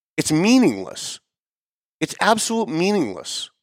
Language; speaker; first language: English; native; English